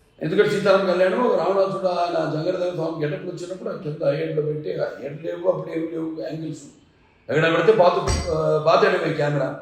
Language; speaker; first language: Telugu; native; Telugu